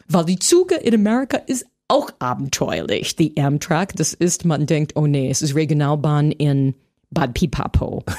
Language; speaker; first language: German; non-native, fluent; English